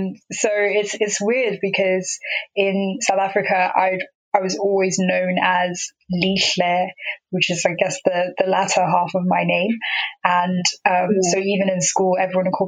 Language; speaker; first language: English; non-native, local second language; Xhosa